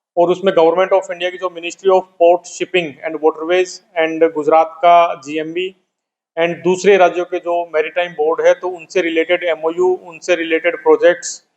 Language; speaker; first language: Hindi; non-native, local second language; Gujarati